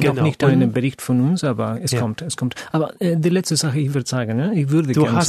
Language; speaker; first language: German; non-native, fluent; Spanish